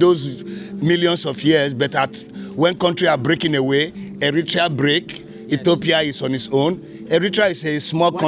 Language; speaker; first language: English; non-native, learner; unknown